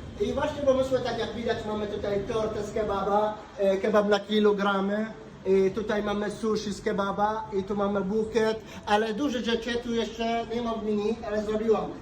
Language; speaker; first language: Polish; non-native, learner; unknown